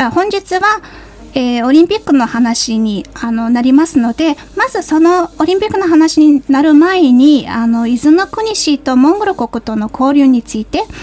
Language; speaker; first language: Japanese; non-native, fluent; Mongolian